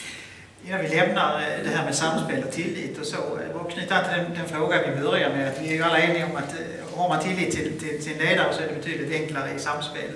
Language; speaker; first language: Swedish; native; Swedish